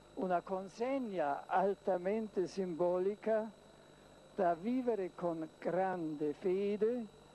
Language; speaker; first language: Italian; non-native, fluent; German